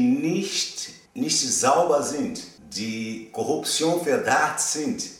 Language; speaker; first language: German; non-native, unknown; Portuguese